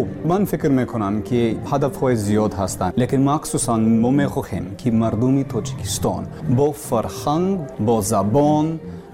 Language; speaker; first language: Persian; non-native, learner; English